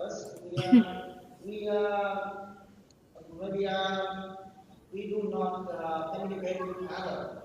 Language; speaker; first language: English; non-native, learner; Vietnamese